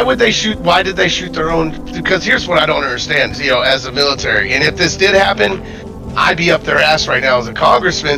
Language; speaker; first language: English; native; English